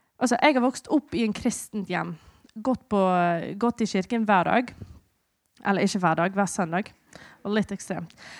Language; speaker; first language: Norwegian; non-native, fluent; English